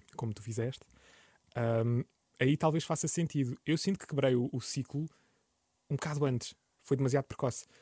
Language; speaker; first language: Portuguese; native; Portuguese